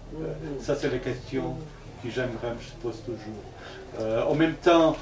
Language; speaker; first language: French; non-native, fluent; Portuguese